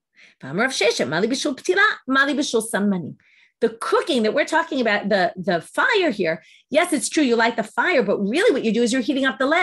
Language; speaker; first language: English; native; English